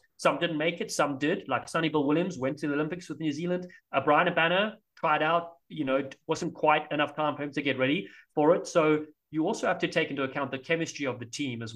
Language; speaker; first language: English; native; English